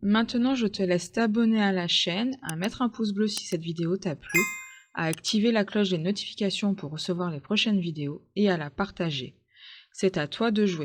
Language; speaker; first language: French; native; French